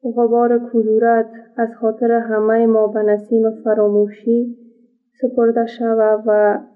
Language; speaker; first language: Persian; native; Persian